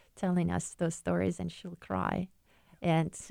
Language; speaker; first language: English; non-native, fluent; Ukrainian